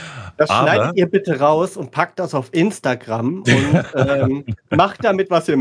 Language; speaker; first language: German; native; German